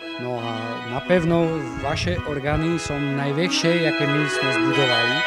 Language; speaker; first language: Polish; non-native, learner; Slovak